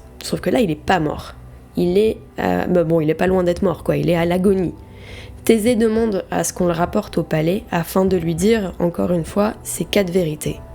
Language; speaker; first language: French; native; French